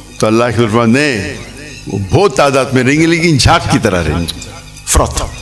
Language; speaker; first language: Urdu; non-native, local second language; English